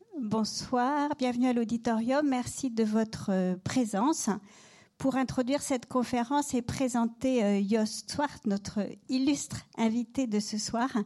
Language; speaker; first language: French; native; French